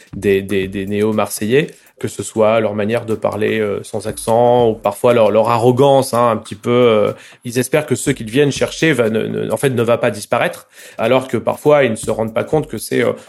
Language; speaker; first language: French; native; French